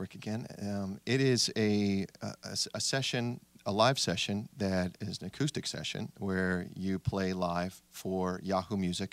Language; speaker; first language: English; native; English